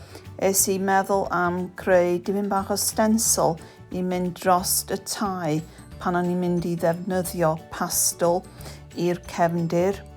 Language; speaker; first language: Welsh; non-native, learner; English